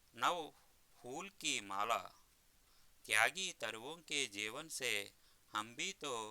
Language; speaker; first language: Hindi; non-native, local second language; Telugu